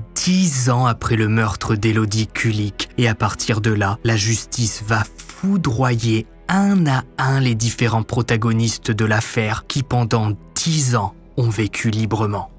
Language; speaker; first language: French; native; French